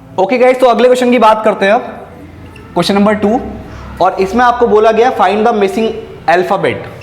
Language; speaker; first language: Hindi; native; Hindi